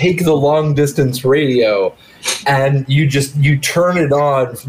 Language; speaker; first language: English; native; English